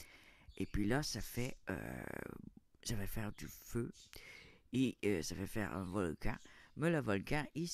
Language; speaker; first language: French; native; French